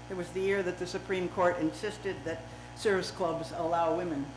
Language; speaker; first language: English; native; English